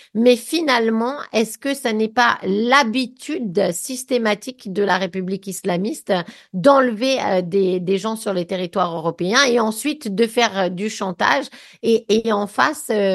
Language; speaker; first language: French; native; French